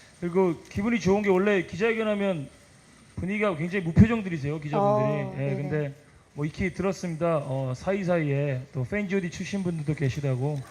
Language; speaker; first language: Korean; native; Korean